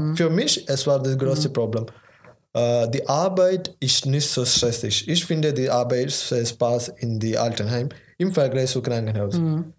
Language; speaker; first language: German; non-native, learner; Malayalam